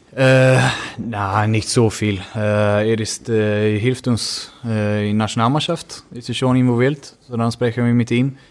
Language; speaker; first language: German; non-native, fluent; Swedish